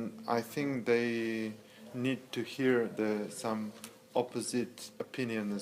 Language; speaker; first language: English; non-native, learner; Russian